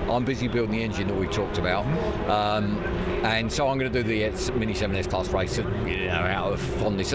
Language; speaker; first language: English; native; English